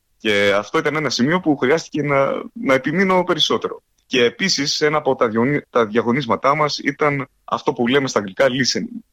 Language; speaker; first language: Greek; early bilingual, heritage; Greek